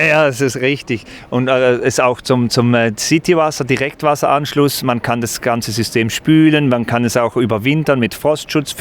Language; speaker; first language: German; native; German